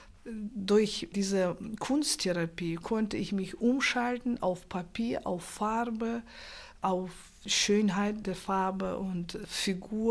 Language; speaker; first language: German; non-native, fluent; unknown